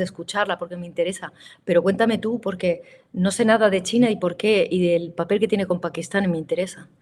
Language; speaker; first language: Spanish; native; Spanish